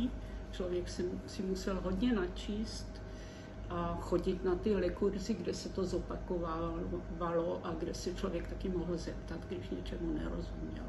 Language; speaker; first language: Czech; early bilingual, heritage; Czech